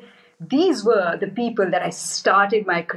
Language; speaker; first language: English; non-native, local second language; Hindi